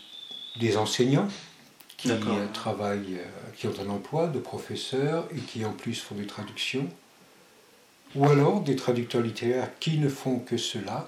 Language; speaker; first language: French; early bilingual, other home language; Spanish